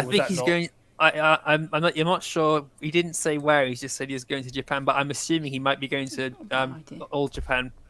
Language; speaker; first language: English; native; English